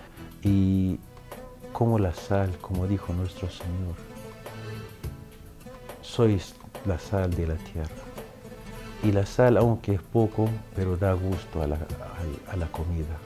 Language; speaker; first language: Spanish; non-native, fluent; Arabic